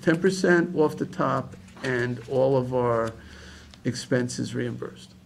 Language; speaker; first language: English; native; English